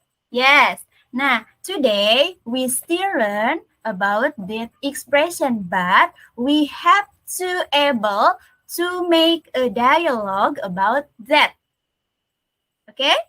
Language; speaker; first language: English; non-native, learner; Indonesian